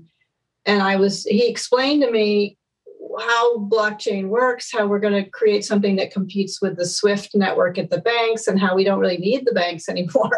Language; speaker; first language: English; native; English